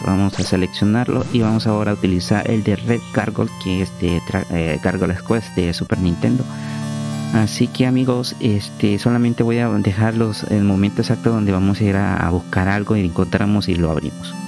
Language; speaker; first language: Spanish; native; Spanish